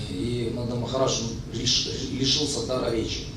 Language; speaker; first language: Russian; native; Russian